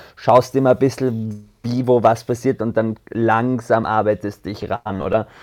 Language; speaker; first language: German; early bilingual, other home language; French